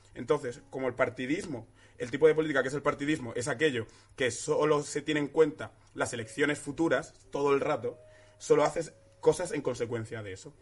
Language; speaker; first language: Spanish; early bilingual, other home language; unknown